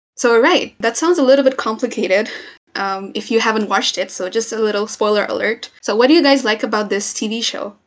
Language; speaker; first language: English; non-native, local second language; Nepali